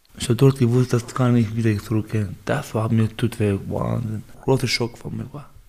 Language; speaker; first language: German; non-native, learner; Persian